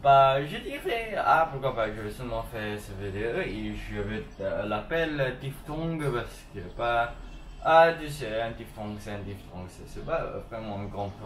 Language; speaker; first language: French; non-native, learner; English